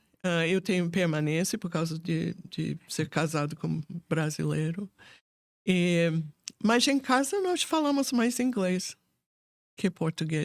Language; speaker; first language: Portuguese; non-native, fluent; English